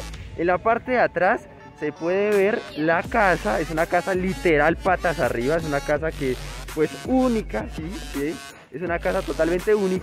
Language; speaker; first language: Spanish; native; Spanish